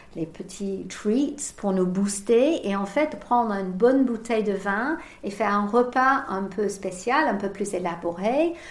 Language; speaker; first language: French; non-native, fluent; English